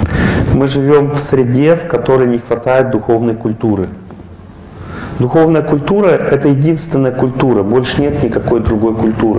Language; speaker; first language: Russian; native; Russian